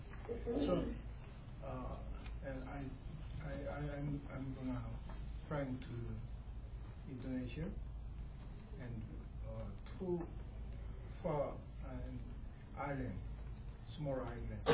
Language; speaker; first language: English; non-native, learner; Korean